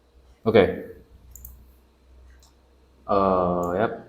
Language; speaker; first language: English; non-native, learner; Indonesian